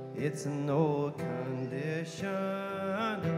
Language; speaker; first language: English; native; English